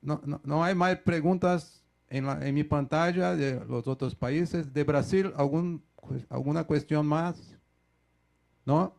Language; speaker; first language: Spanish; non-native, fluent; Portuguese